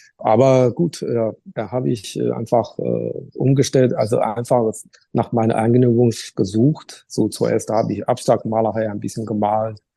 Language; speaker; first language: German; non-native, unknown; Chinese